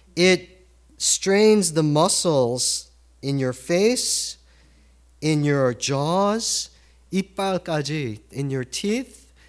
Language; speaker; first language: English; early bilingual, other home language; Korean